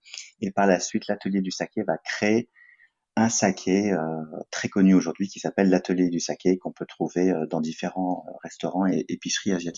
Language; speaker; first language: French; native; French